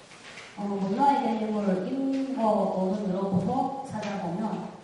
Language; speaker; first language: Korean; non-native, fluent; Chinese